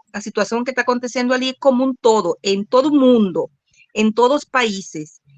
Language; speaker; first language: Portuguese; non-native, fluent; Spanish